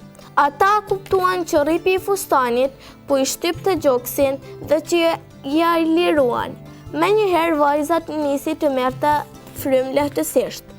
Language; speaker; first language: Albanian; native; Albanian